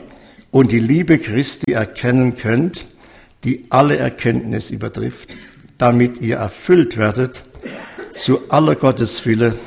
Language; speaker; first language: German; native; German